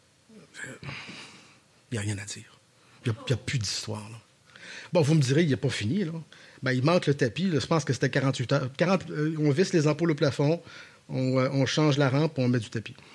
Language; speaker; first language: French; native; French